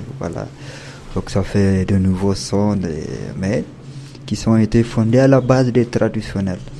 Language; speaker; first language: French; non-native, local second language; Tamasheq